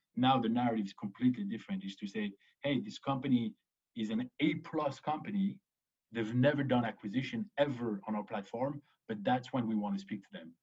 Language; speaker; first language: English; early bilingual, other home language; French